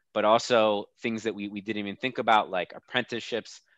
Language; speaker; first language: English; native; English